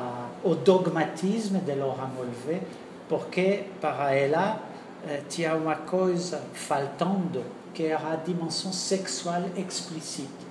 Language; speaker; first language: Portuguese; non-native, fluent; French